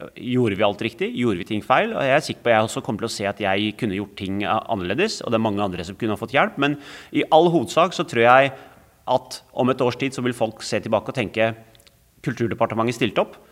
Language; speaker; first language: Norwegian; native; Norwegian